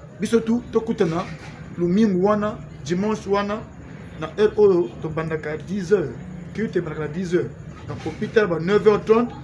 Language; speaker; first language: Lingala; non-native, local second language; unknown